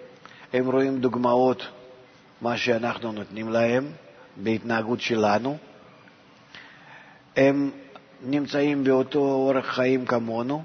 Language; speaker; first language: Hebrew; non-native, fluent; Russian